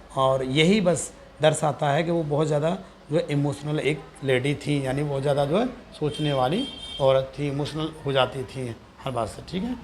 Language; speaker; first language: Hindi; native; Hindi